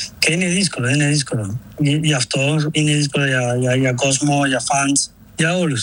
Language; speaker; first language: Greek; non-native, learner; Spanish